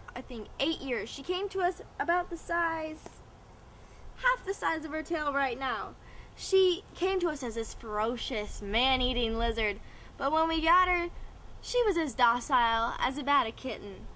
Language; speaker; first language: English; native; English